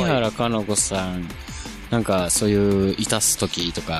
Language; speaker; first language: Japanese; native; Japanese